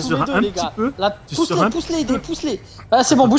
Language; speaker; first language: French; native; French